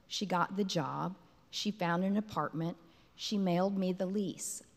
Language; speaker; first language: English; native; English